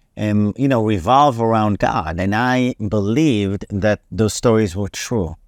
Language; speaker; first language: English; non-native, fluent; Hebrew